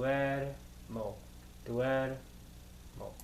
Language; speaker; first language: Spanish; non-native, learner; English